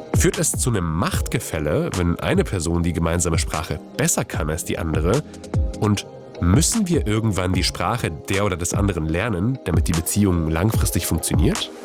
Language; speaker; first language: German; non-native, fluent; Polish